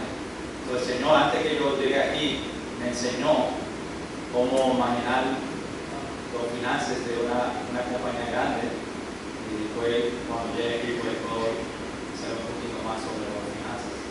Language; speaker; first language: Spanish; early bilingual, heritage; English